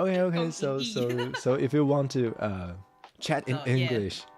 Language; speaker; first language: English; non-native, fluent; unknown